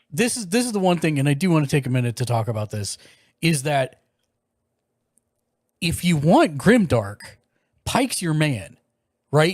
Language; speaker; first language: English; native; English